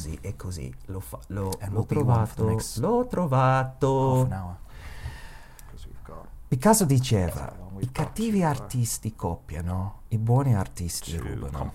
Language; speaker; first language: Italian; non-native, learner; English